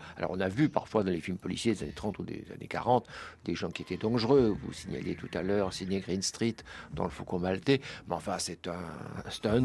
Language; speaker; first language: French; native; French